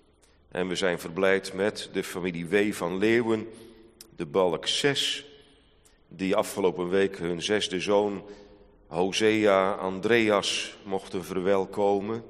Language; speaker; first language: Dutch; native; Dutch